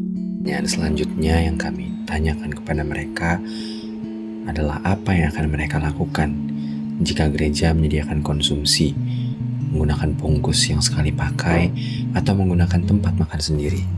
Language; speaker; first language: Indonesian; native; Indonesian